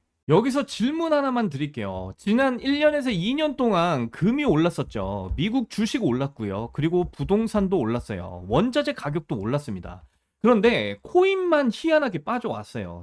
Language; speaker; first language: Korean; native; Korean